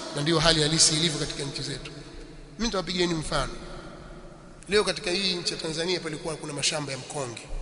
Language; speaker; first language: Swahili; native; Swahili